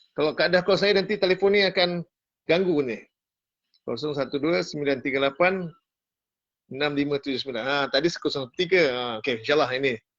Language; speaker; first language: Malay; native; Malay